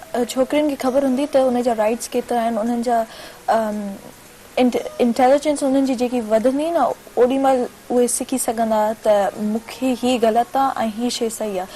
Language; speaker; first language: Sindhi; early bilingual, heritage; Sindhi